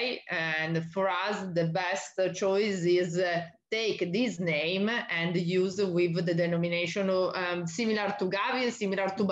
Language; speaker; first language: English; non-native, learner; Italian